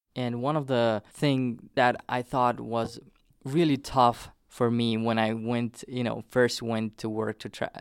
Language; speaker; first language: English; non-native, fluent; Nepali